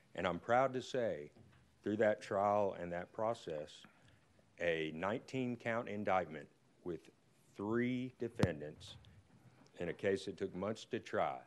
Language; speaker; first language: English; native; English